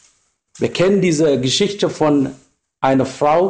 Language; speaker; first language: German; non-native, learner; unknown